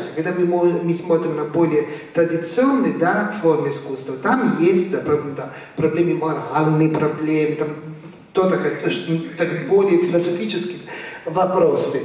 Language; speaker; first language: Russian; non-native, fluent; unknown